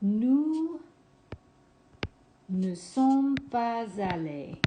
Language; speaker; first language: French; non-native, fluent; English